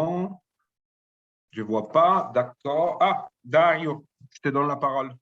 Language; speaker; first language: French; native; French